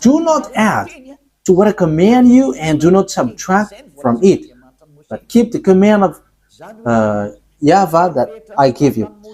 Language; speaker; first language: English; non-native, fluent; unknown